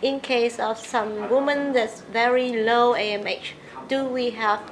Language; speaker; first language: English; non-native, learner; Vietnamese